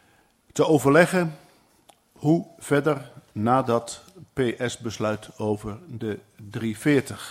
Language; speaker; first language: Dutch; native; Dutch